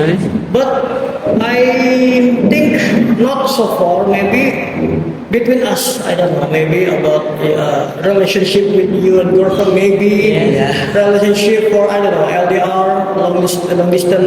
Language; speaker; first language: English; non-native, learner; Indonesian